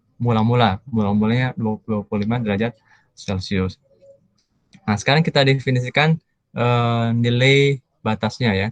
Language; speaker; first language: Indonesian; native; Indonesian